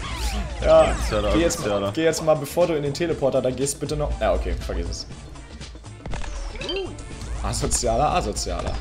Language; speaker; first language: German; native; German